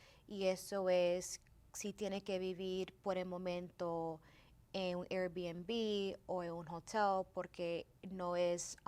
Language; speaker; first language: Spanish; early bilingual, heritage; Spanish